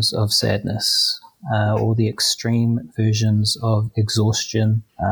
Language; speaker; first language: English; native; English